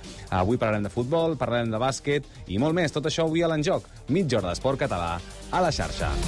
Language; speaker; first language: Catalan; native; Catalan